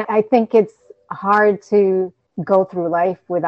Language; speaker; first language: English; native; English